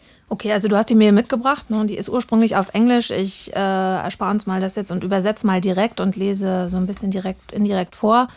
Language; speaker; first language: German; native; German